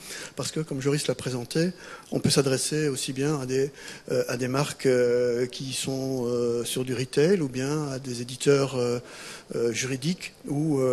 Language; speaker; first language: French; native; French